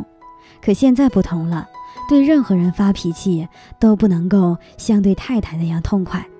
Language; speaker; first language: Chinese; native; Chinese